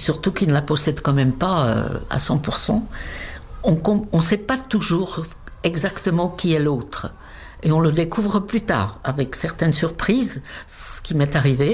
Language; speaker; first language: French; non-native, fluent; Czech